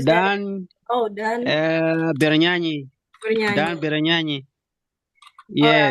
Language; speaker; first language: Indonesian; non-native, learner; Nyanja